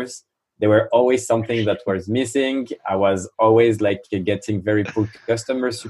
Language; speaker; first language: English; non-native, fluent; French